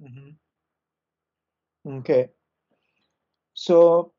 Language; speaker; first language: English; non-native, fluent; French